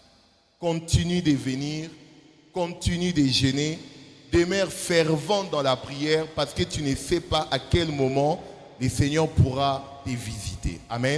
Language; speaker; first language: French; non-native, local second language; Lingala